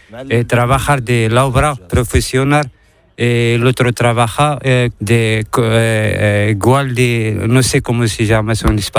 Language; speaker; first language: Spanish; non-native, learner; Arabic